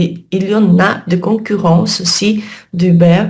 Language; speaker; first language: French; non-native, learner; Portuguese